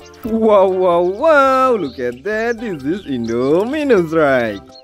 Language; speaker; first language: English; non-native, learner; Indonesian